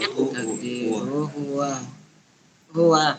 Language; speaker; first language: Arabic; non-native, learner; Indonesian